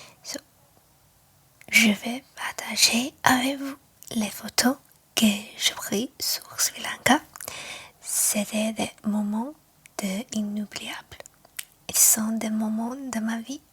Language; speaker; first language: French; non-native, learner; Chinese